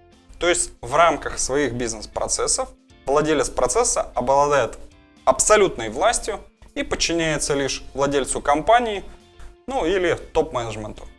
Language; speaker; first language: Russian; native; Russian